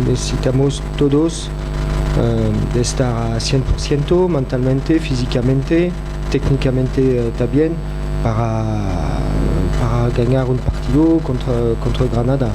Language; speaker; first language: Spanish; non-native, fluent; French